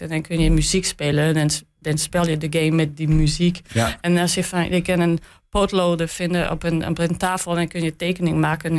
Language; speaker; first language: Dutch; non-native, learner; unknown